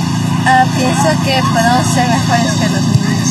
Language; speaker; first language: Spanish; early bilingual, other home language; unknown